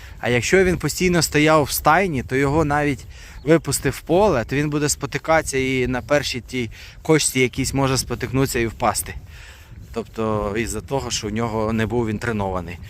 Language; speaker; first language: Ukrainian; non-native, local second language; Russian